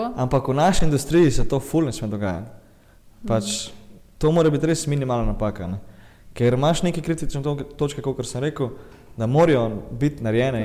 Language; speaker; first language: Slovenian; early bilingual, other home language; Bosnian